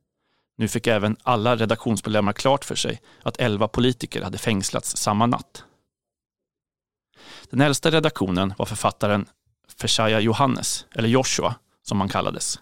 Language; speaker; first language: Swedish; native; Swedish